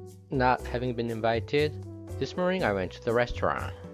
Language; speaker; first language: English; non-native, fluent; Korean